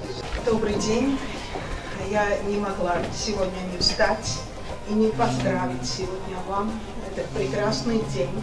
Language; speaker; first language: Russian; non-native, fluent; Georgian